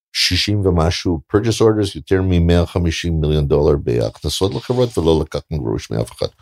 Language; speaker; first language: Hebrew; non-native, fluent; English